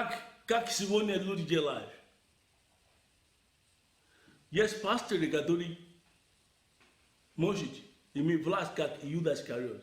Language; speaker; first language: Russian; non-native, learner; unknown